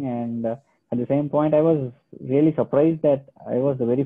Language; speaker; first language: English; non-native, local second language; Tamil